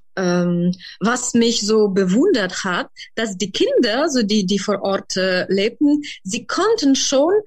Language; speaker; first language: German; non-native, fluent; Ukrainian